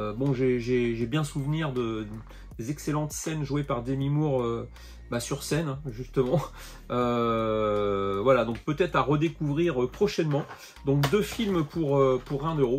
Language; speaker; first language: French; native; French